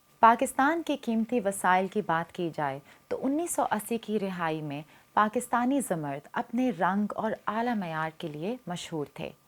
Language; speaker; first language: Urdu; non-native, fluent; Chinese